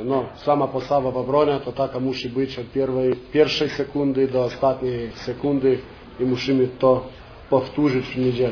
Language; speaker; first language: Polish; non-native, fluent; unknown